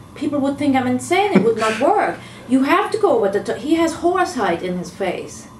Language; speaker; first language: English; non-native, fluent; German